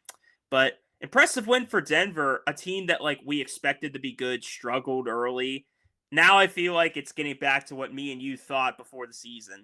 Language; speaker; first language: English; native; English